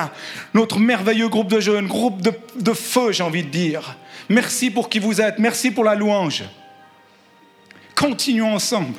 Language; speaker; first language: French; native; French